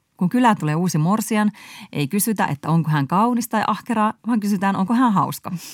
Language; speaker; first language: Finnish; native; Finnish